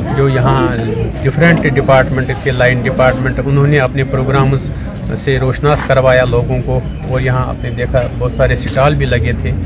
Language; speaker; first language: Urdu; non-native, local second language; Kashmiri